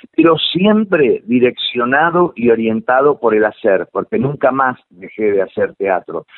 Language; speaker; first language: Spanish; native; Spanish